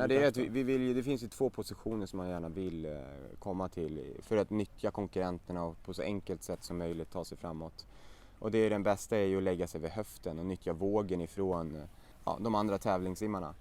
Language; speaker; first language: Swedish; native; Swedish